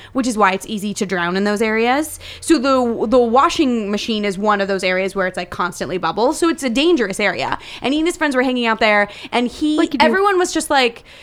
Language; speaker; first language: English; native; English